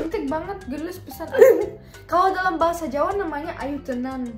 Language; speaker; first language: Indonesian; non-native, fluent; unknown